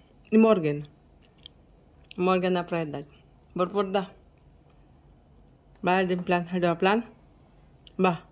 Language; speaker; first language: Swedish; non-native, learner; Filipino